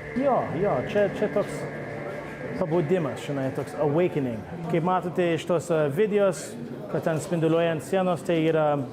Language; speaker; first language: Lithuanian; early bilingual, heritage; Lithuanian